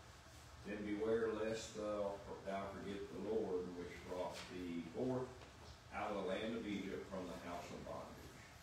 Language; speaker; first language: English; native; English